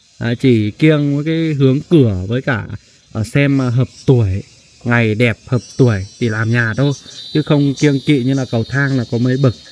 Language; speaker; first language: Vietnamese; non-native, local second language; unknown